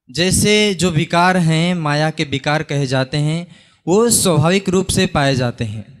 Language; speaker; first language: Hindi; native; Hindi